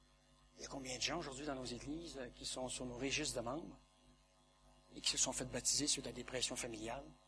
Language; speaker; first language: French; native; French